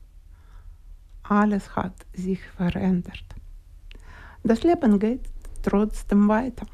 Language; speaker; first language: German; non-native, learner; Ukrainian